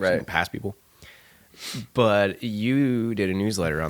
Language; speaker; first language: English; native; English